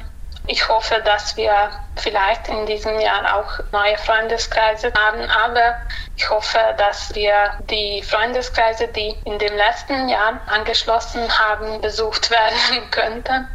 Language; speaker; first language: German; non-native, local second language; Hungarian